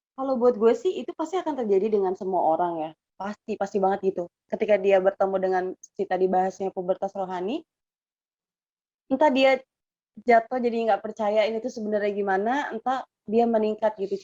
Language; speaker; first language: Indonesian; native; Indonesian